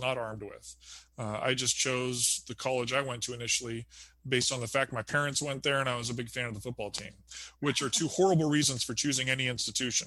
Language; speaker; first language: English; native; English